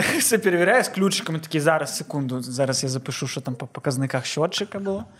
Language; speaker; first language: Ukrainian; non-native, local second language; Russian